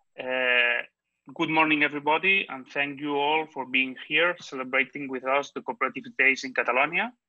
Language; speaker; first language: English; non-native, fluent; Catalan